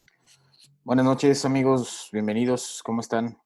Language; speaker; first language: Spanish; native; Spanish